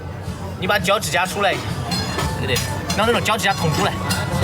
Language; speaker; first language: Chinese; early bilingual, heritage; English